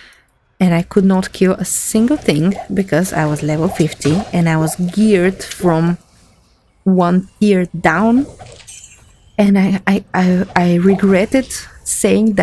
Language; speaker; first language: English; non-native, fluent; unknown